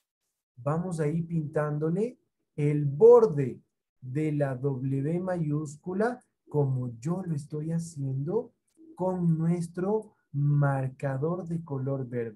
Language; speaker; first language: Spanish; native; Spanish